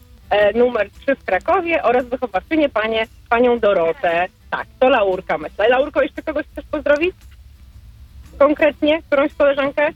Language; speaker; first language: Polish; native; Polish